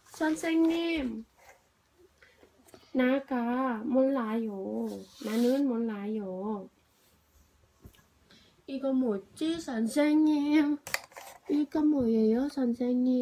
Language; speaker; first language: Korean; non-native, learner; Thai